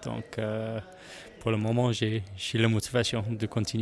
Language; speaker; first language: French; non-native, learner; English